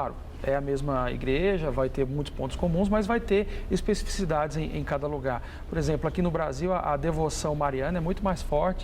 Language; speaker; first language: Portuguese; native; Portuguese